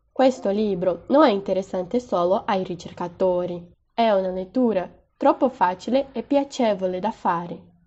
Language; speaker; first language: Italian; non-native, learner; Portuguese